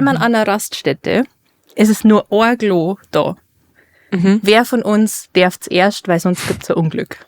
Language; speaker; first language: German; native; German